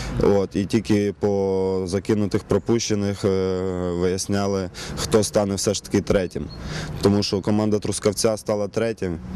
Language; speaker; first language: Ukrainian; native; Ukrainian